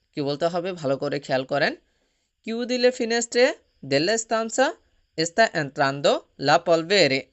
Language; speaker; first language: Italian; non-native, fluent; Bangla